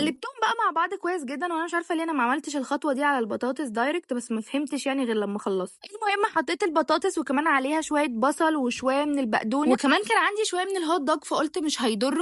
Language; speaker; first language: Arabic; native; Arabic